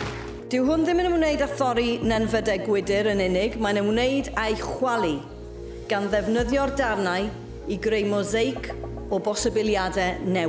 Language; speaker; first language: Welsh; native; Welsh